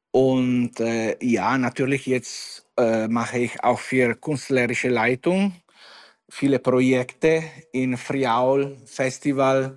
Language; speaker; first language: German; non-native, fluent; Italian